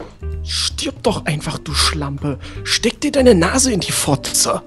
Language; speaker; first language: German; native; German